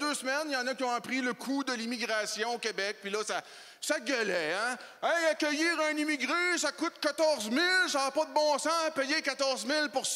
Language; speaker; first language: French; native; French